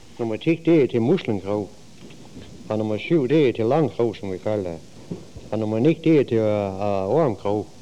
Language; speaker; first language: Danish; native; Danish